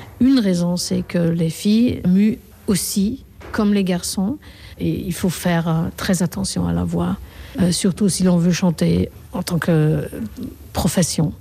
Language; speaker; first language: French; non-native, fluent; Korean